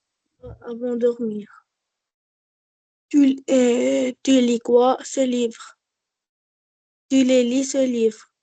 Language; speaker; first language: French; non-native, learner; Arabic